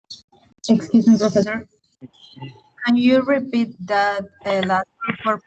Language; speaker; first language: English; non-native, learner; Spanish